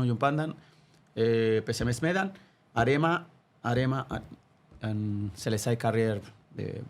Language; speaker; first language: Indonesian; non-native, fluent; Spanish